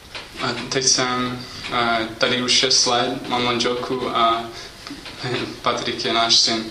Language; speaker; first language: Czech; non-native, fluent; English